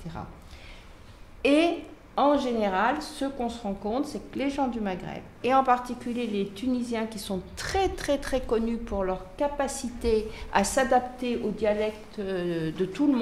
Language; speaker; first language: French; native; French